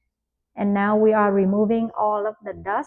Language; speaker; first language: English; non-native, fluent; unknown